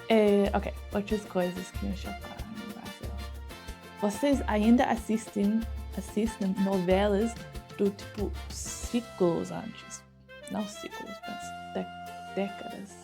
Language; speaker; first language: Portuguese; non-native, learner; English